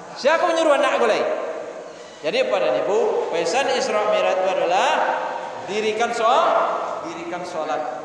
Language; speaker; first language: Malay; non-native, local second language; Minangkabau